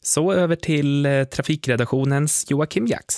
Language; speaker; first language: Swedish; native; Swedish